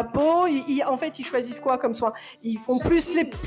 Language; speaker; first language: French; native; French